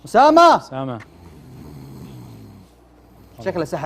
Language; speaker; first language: Arabic; native; Arabic